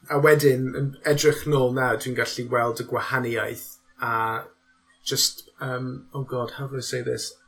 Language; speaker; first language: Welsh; non-native, local second language; English